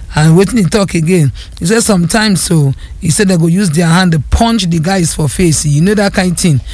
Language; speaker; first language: Nigerian Pidgin; non-native, local second language; Yoruba